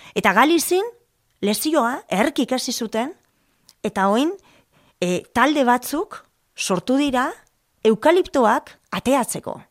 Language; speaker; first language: Basque; non-native, local second language; Spanish